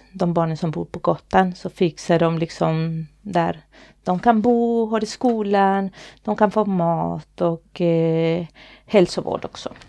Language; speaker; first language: Swedish; non-native, fluent; Spanish